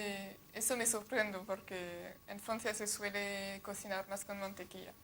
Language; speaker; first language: Spanish; non-native, fluent; French